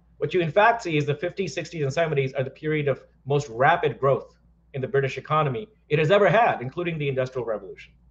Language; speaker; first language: English; non-native, local second language; Hindi